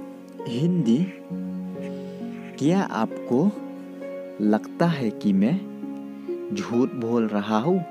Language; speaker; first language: Hindi; non-native, local second language; Khasi